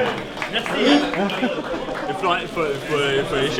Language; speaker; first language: French; native; French